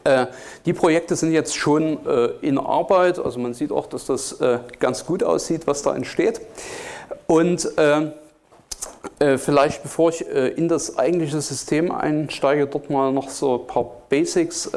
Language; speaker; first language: German; native; German